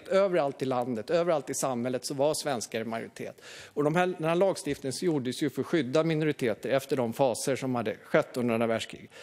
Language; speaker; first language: Swedish; native; Swedish